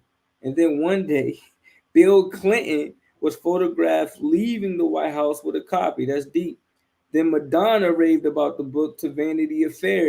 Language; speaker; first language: English; native; English